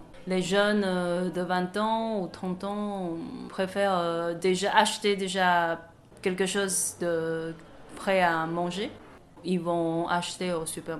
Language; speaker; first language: French; non-native, fluent; Chinese